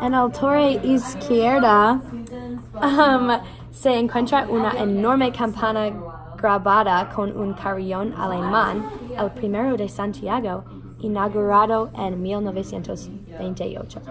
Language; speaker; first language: Spanish; non-native, learner; English